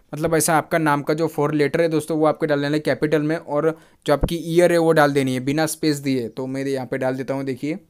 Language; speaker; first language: Hindi; non-native, local second language; Marathi